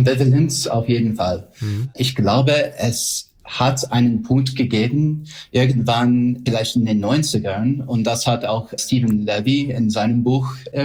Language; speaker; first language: German; non-native, fluent; English